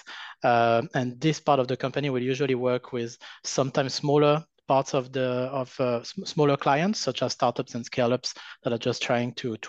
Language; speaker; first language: English; non-native, fluent; French